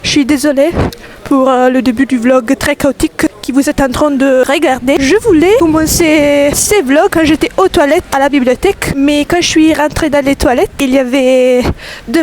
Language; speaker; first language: French; non-native, fluent; Italian